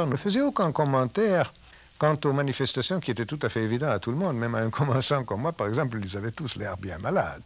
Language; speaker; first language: French; early bilingual, heritage; French